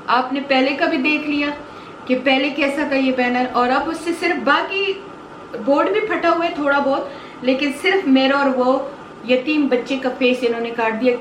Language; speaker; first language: Urdu; non-native, local second language; Pashto